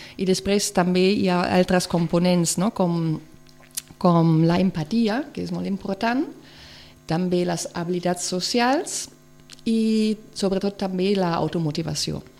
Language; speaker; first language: Catalan; non-native, local second language; Spanish